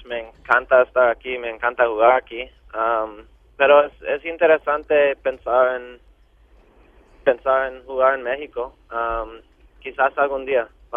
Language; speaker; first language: Spanish; non-native, local second language; English